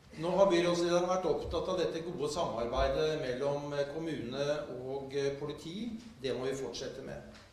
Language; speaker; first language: Norwegian; native; Norwegian